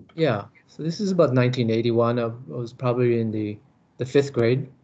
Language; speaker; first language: English; early bilingual, other home language; Lao